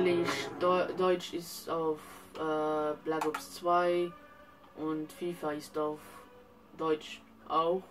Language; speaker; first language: German; non-native, learner; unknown